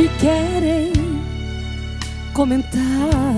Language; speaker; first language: Portuguese; native; Portuguese